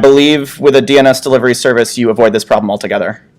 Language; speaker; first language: English; native; English